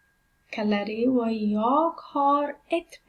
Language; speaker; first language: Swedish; non-native, fluent; Pashto